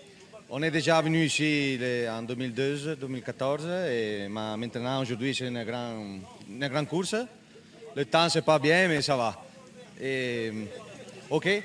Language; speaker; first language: French; non-native, learner; Italian